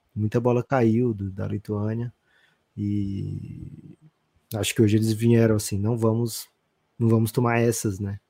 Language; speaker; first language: Portuguese; native; Portuguese